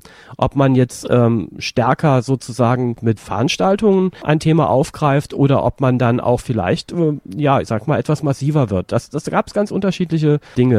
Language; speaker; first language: German; native; German